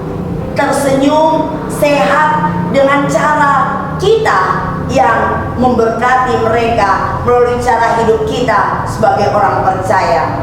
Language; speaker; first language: Indonesian; native; Indonesian